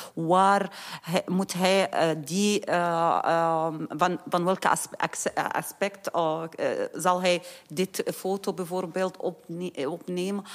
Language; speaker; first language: Dutch; non-native, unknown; Arabic